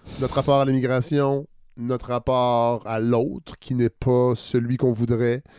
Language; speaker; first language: French; native; French